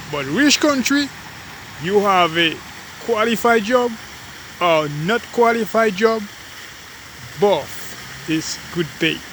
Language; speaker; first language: English; non-native, learner; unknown